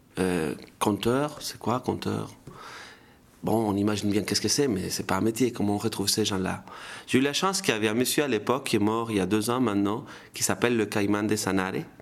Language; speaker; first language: French; non-native, fluent; Spanish